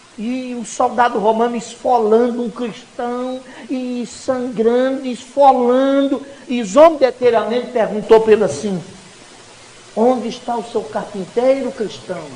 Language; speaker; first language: Portuguese; native; Portuguese